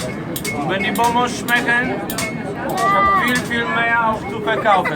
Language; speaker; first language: German; non-native, fluent; Polish